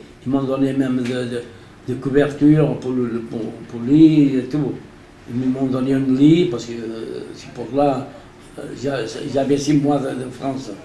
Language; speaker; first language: French; non-native, learner; Portuguese